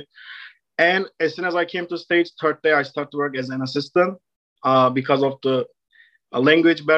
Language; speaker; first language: English; non-native, fluent; Turkish